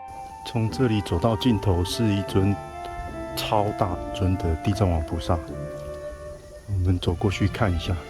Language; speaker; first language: Chinese; native; Chinese